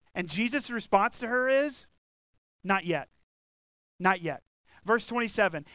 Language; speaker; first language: English; native; English